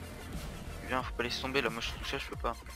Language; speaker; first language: French; native; French